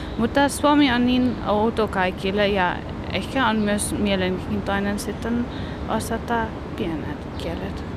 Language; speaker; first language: Finnish; non-native, learner; German